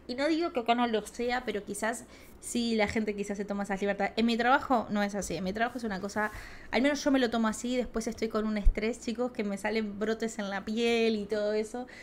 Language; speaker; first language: Spanish; native; Spanish